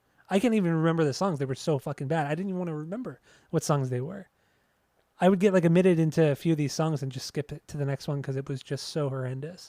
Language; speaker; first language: English; native; English